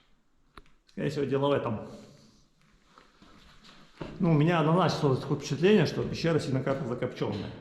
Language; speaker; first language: Russian; native; Russian